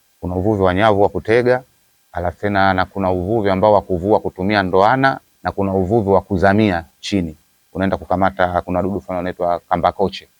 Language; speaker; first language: Swahili; native; Swahili